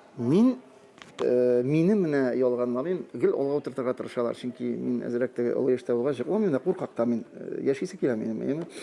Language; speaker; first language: Tatar; native; Tatar